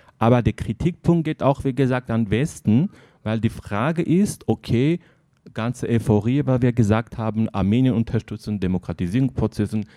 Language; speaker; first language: German; non-native, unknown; Armenian